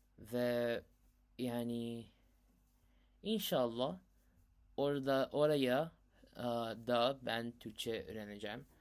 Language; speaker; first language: Turkish; non-native, learner; Urdu